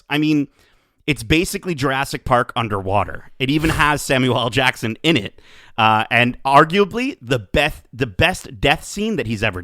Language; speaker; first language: English; native; English